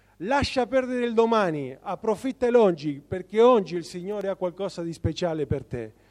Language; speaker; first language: Italian; non-native, fluent; Spanish